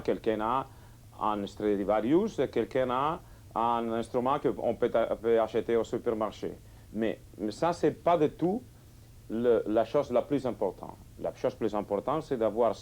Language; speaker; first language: French; non-native, fluent; Catalan